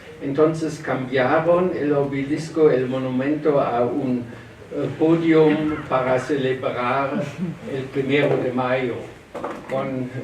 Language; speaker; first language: Spanish; non-native, learner; German